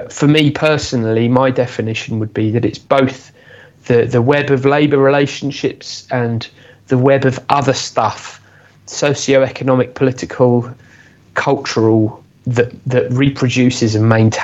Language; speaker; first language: English; native; English